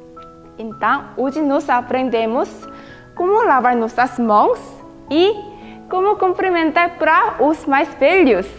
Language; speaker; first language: Portuguese; non-native, fluent; Korean